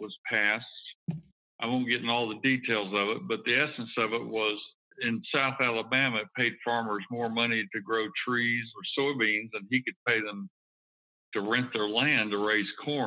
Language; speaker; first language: English; native; English